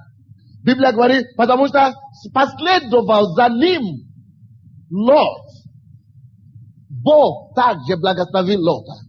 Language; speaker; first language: Russian; non-native, fluent; Yoruba